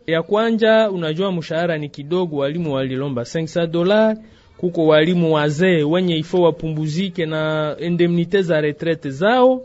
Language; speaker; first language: Swahili; non-native, local second language; Nande